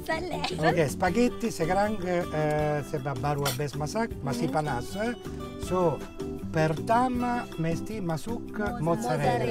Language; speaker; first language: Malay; non-native, learner; Italian